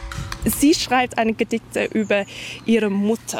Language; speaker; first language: German; non-native, learner; Hungarian